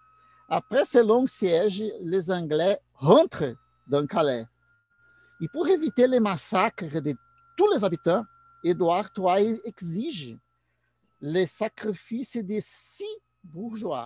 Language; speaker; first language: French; non-native, learner; Portuguese